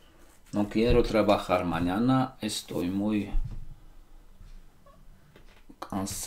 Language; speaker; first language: Spanish; non-native, fluent; Slovak